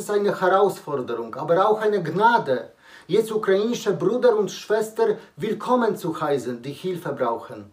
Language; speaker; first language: German; non-native, learner; Polish